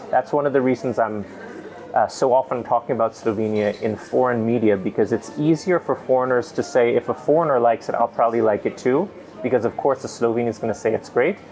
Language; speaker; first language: English; native; English